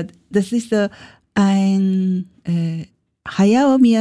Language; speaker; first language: German; non-native, learner; Japanese